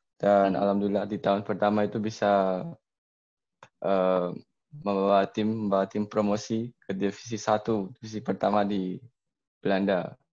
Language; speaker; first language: Indonesian; early bilingual, heritage; Indonesian